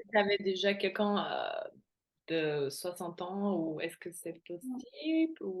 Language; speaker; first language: French; non-native, fluent; Slovak